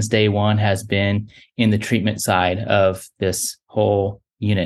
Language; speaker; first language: English; native; English